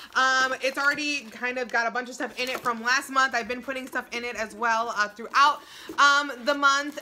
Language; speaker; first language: English; native; English